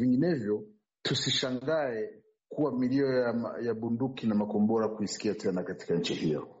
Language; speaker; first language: Swahili; non-native, local second language; Kinyarwanda